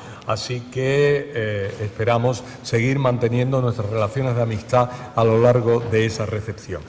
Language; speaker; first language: Spanish; native; Spanish